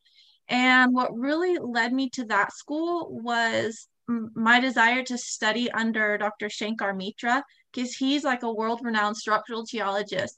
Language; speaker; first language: English; native; English